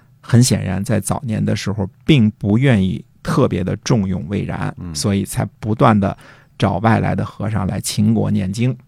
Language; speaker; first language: Chinese; native; Chinese